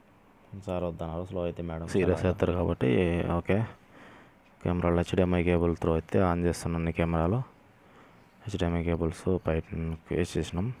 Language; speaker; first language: Telugu; native; Telugu